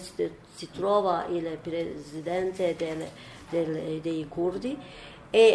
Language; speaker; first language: Italian; non-native, learner; Turkish